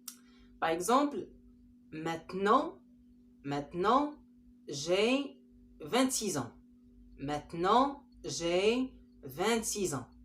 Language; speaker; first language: French; non-native, local second language; Arabic